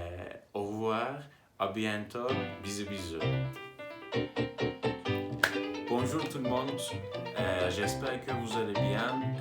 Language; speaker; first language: French; non-native, learner; Turkish